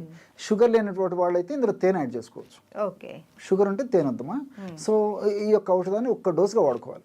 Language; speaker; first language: Telugu; native; Telugu